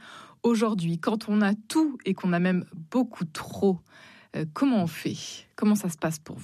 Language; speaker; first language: French; native; French